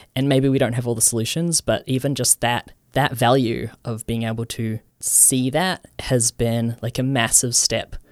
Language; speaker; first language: English; native; English